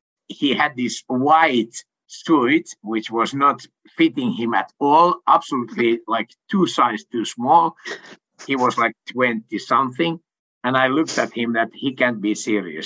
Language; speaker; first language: English; non-native, fluent; Swedish